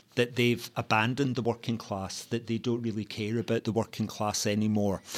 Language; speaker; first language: English; native; English